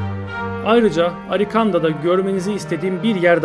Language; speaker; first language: Turkish; native; Turkish